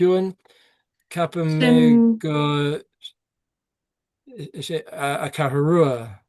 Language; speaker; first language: Irish; non-native, learner; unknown